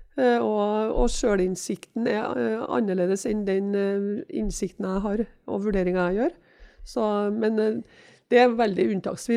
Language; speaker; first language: Norwegian; native; Norwegian